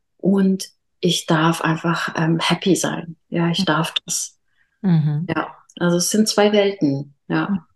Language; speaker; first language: German; early bilingual, other home language; Arabic